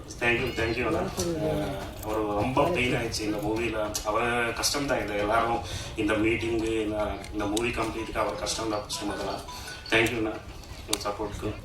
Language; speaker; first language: Tamil; non-native, learner; Telugu